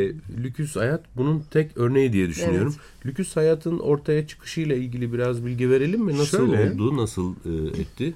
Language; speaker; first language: Turkish; native; Turkish